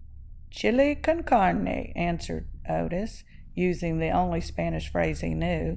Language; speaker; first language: English; native; English